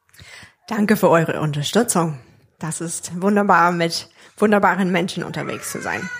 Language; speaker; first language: German; non-native, fluent; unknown